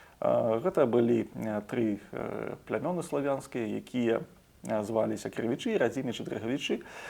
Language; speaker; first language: Belarusian; native; Belarusian